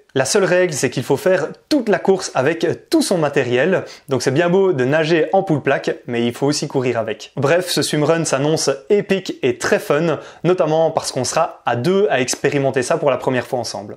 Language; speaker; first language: French; native; French